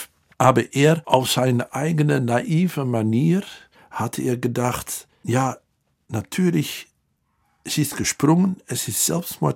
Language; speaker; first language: German; non-native, fluent; Dutch